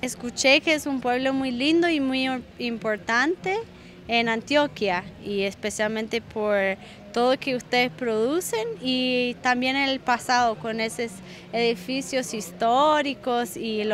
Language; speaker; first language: Spanish; non-native, fluent; English